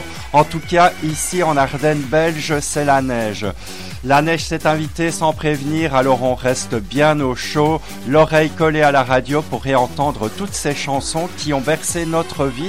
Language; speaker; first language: French; native; French